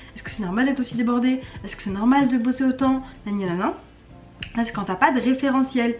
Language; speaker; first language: French; native; French